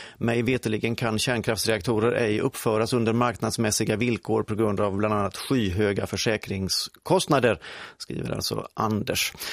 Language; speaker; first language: Swedish; native; Swedish